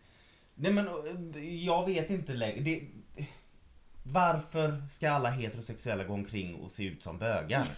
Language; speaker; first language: Swedish; native; Swedish